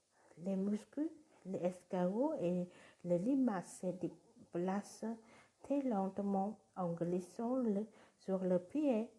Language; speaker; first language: French; non-native, learner; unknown